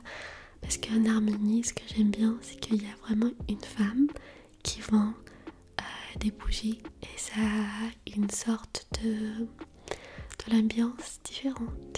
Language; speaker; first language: French; non-native, fluent; Armenian